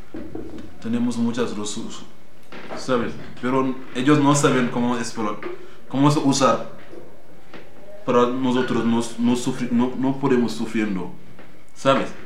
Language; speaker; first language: Spanish; non-native, learner; Wolof